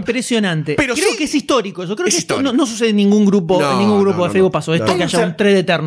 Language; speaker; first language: Spanish; native; Spanish